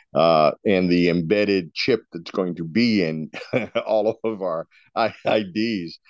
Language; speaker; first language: English; native; English